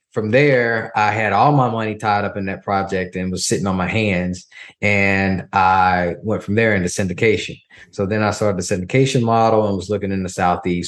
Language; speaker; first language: English; native; English